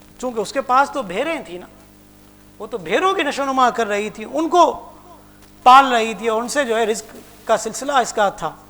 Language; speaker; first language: Urdu; non-native, local second language; Punjabi